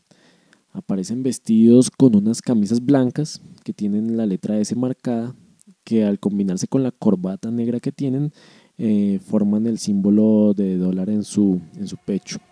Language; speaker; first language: Spanish; native; Spanish